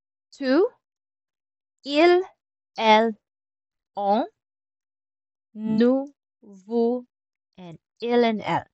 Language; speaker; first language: French; non-native, fluent; Filipino